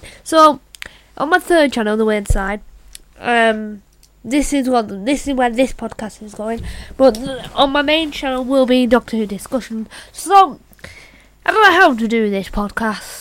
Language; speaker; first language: English; native; English